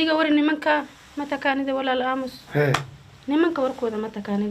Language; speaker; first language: Somali; non-native, learner; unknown